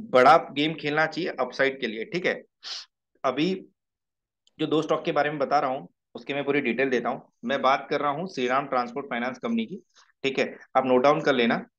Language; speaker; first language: Hindi; native; Hindi